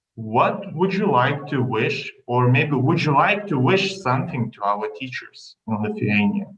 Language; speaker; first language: English; non-native, fluent; Lithuanian